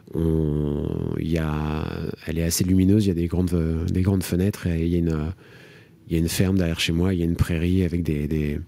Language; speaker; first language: French; native; French